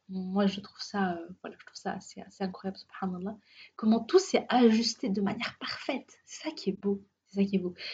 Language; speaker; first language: French; native; French